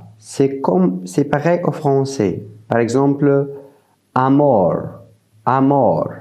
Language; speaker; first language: French; non-native, fluent; Portuguese